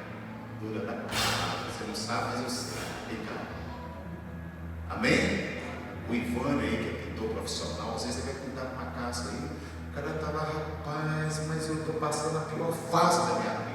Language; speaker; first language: Portuguese; native; Portuguese